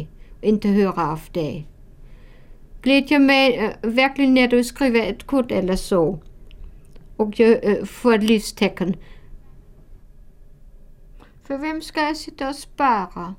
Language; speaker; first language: Swedish; non-native, fluent; German